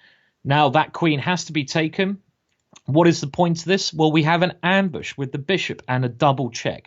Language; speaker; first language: English; native; English